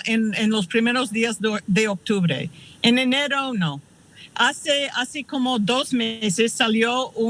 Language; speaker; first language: Spanish; non-native, fluent; English